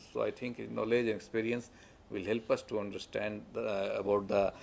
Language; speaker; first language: English; non-native, local second language; Hindi